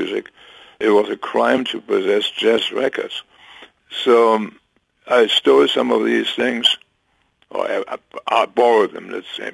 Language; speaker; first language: English; non-native, fluent; German